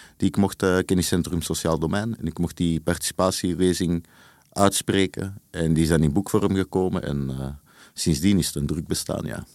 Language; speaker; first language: Dutch; native; Dutch